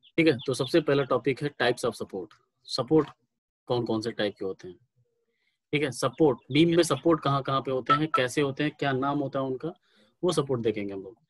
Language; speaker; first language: Hindi; native; Hindi